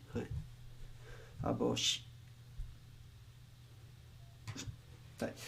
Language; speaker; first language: Japanese; non-native, learner; Spanish